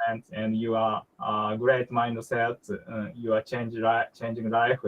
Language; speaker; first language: English; non-native, learner; Japanese